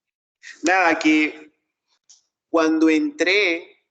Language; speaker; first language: Spanish; native; Spanish